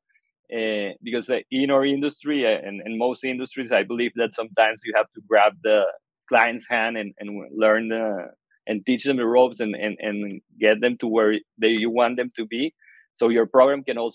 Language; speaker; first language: English; non-native, fluent; Spanish